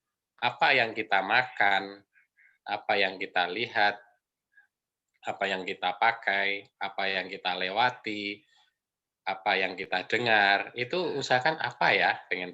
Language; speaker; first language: Indonesian; native; Indonesian